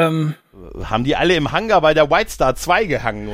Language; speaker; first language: German; native; German